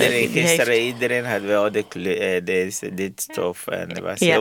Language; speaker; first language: Dutch; non-native, learner; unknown